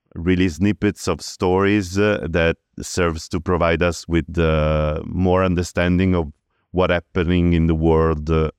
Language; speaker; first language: English; early bilingual, other home language; Italian